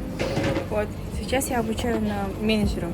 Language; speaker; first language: Russian; non-native, learner; Mongolian